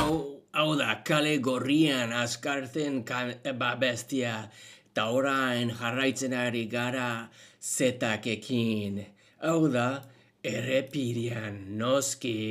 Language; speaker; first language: Basque; non-native, learner; English